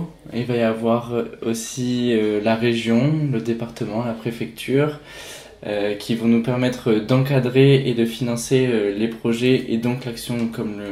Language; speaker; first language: French; native; French